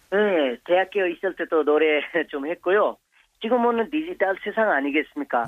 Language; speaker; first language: Korean; non-native, fluent; Bangla